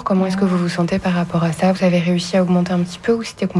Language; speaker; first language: French; native; French